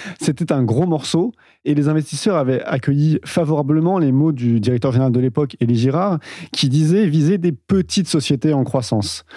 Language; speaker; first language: French; native; French